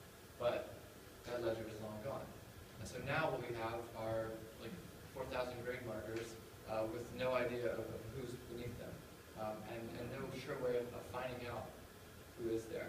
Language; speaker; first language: English; native; English